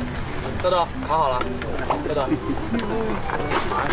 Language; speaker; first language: Chinese; native; Chinese